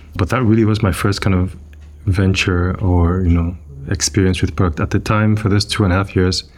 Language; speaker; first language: English; non-native, local second language; Yoruba